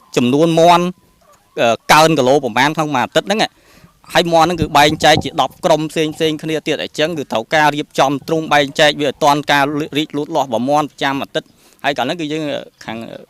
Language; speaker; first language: Khmer; native; Khmer